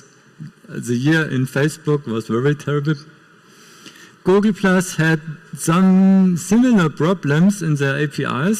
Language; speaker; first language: English; non-native, fluent; German